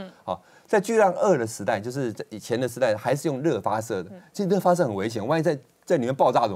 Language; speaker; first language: Chinese; native; Chinese